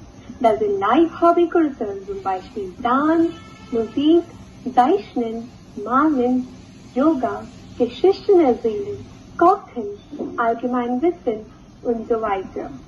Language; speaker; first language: German; non-native, learner; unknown